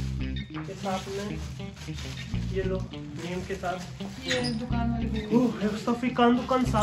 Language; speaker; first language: Portuguese; non-native, learner; Hindi